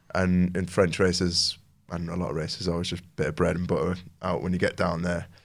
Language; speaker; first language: English; native; English